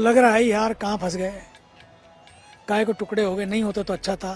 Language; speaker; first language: Hindi; native; Hindi